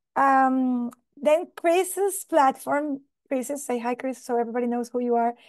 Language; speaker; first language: English; non-native, fluent; Spanish